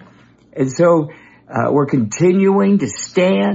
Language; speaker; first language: English; native; English